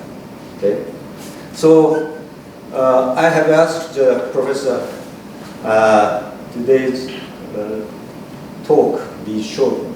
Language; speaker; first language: English; non-native, learner; Japanese